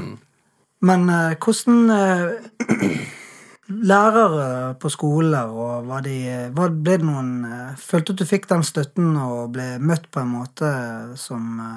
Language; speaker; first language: Norwegian; native; Norwegian